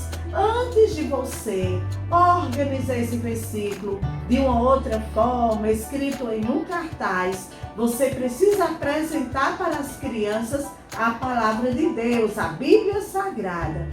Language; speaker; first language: Portuguese; native; Portuguese